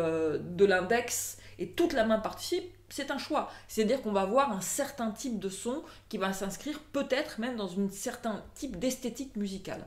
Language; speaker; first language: French; native; French